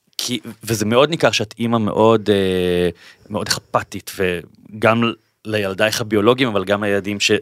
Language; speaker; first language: Hebrew; native; Hebrew